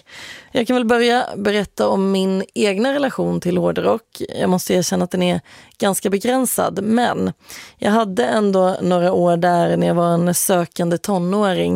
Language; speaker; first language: Swedish; native; Swedish